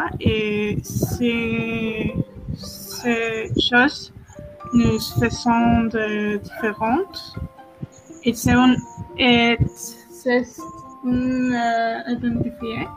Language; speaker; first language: French; non-native, learner; Spanish